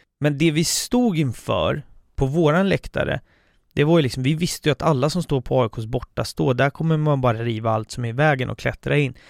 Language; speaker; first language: Swedish; native; Swedish